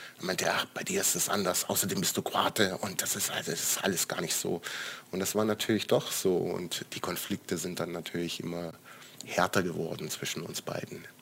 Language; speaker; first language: German; early bilingual, other home language; Croatian